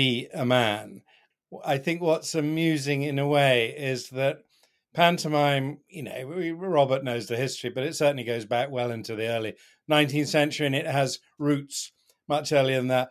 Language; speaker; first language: English; native; English